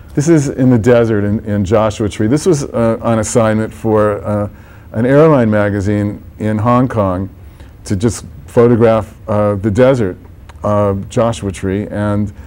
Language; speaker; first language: English; native; English